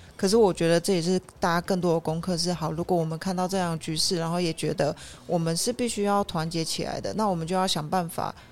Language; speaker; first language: Chinese; native; Chinese